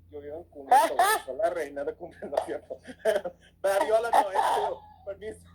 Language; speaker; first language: Spanish; early bilingual, heritage; English